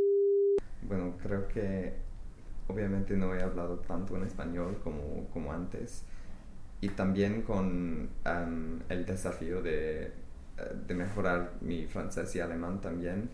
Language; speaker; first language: Spanish; non-native, fluent; English